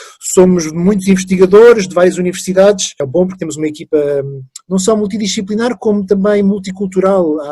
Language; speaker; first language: Portuguese; early bilingual, other home language; French